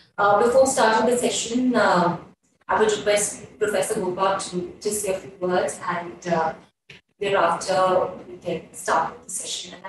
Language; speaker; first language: English; non-native, local second language; Hindi